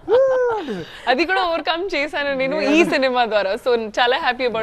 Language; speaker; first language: Telugu; non-native, fluent; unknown